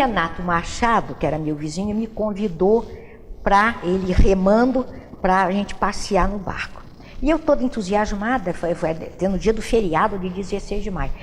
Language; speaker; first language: Portuguese; native; Portuguese